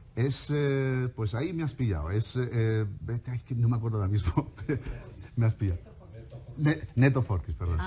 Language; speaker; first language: Spanish; native; Spanish